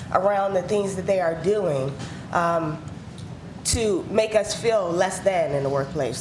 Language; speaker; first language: English; native; English